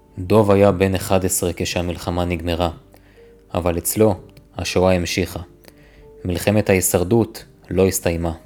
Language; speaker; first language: Hebrew; native; Hebrew